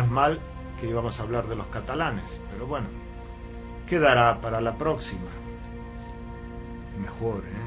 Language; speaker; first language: Spanish; native; Spanish